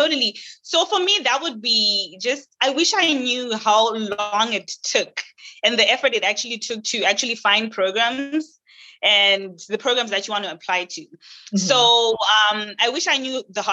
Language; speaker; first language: English; non-native, local second language; Shona